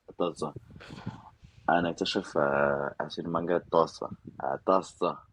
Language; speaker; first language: Arabic; non-native, learner; Spanish